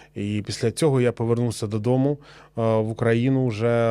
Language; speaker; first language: Ukrainian; non-native, local second language; Russian